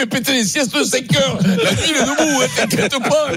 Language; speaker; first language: French; native; French